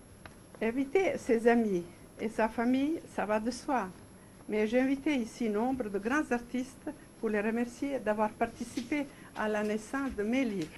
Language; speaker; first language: French; non-native, fluent; Serbian